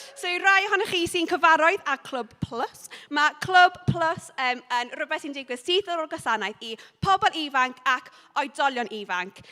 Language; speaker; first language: Welsh; non-native, local second language; English